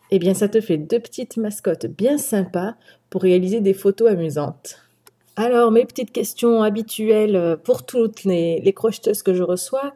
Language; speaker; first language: French; native; French